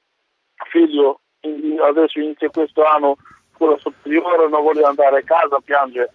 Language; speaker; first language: Italian; non-native, learner; Macedonian